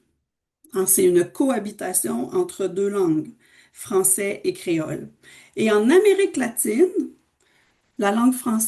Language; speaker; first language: French; native; French